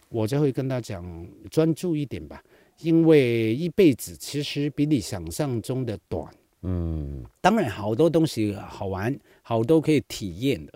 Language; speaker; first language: Chinese; non-native, local second language; Cantonese